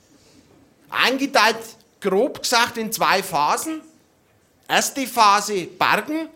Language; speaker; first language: German; native; German